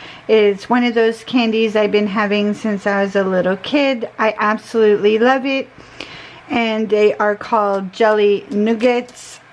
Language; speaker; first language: English; native; English